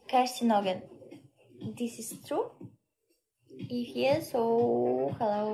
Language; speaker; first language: English; non-native, learner; Russian